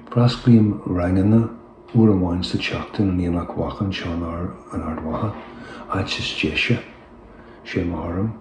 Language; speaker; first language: Irish; non-native, local second language; English